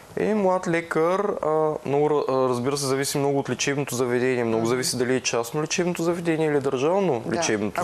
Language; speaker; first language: Bulgarian; native; Bulgarian